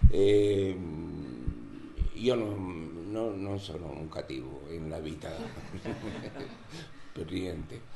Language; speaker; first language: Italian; non-native, learner; Spanish